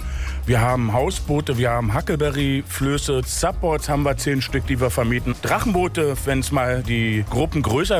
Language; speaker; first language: German; native; German